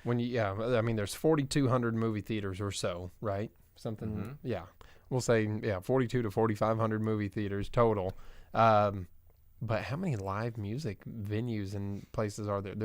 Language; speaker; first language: English; native; English